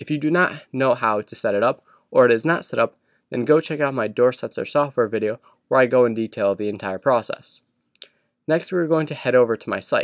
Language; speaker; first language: English; native; English